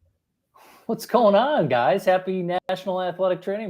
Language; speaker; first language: English; native; English